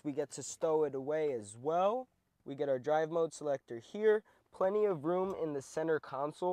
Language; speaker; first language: English; native; English